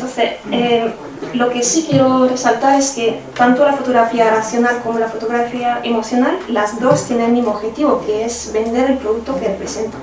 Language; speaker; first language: Spanish; non-native, fluent; French